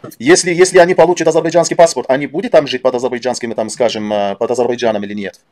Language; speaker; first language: Russian; non-native, local second language; Azerbaijani